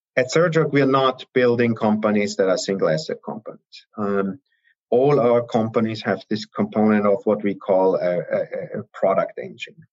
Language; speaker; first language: English; non-native, fluent; German